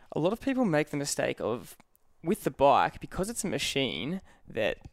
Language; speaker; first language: English; native; English